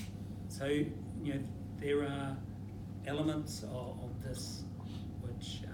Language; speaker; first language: English; native; English